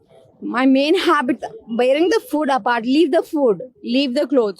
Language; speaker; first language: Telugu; non-native, local second language; Hindi